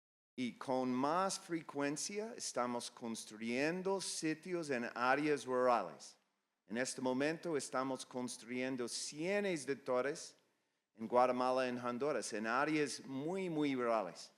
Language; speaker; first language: Spanish; non-native, fluent; English